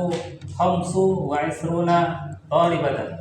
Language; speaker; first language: Arabic; non-native, learner; Indonesian